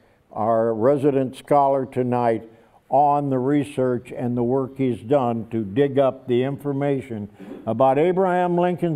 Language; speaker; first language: English; native; English